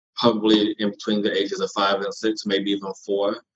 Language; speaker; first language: English; native; English